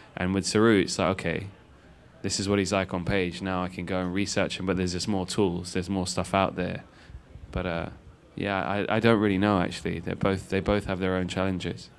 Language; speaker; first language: English; native; English